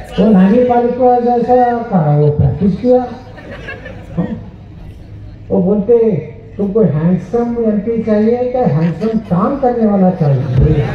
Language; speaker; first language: Hindi; non-native, local second language; Kannada